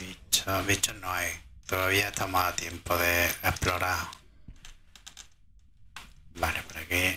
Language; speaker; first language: Spanish; native; Spanish